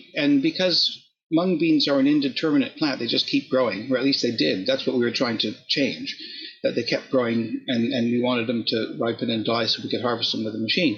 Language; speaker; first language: English; native; English